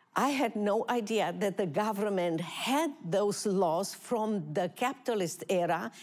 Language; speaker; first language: English; non-native, fluent; Romanian